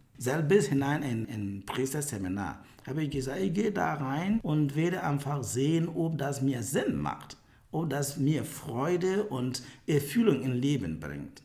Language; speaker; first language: German; non-native, fluent; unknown